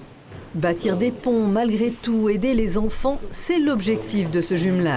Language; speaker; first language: French; native; French